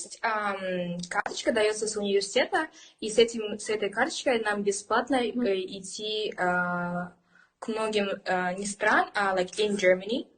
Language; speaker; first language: Russian; early bilingual, heritage; English